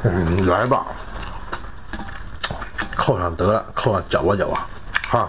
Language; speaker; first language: Chinese; native; Chinese